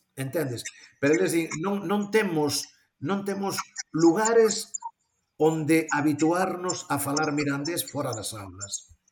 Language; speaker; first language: Galician; native; Galician